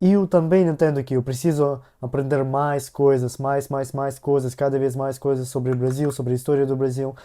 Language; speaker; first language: Portuguese; non-native, learner; Russian